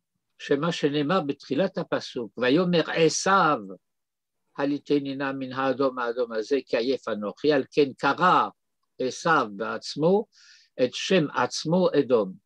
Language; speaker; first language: Hebrew; non-native, fluent; French